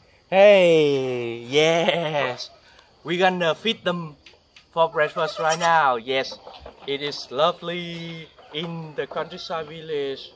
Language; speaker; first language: English; non-native, learner; Vietnamese